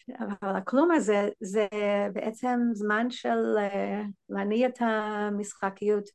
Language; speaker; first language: Hebrew; non-native, fluent; English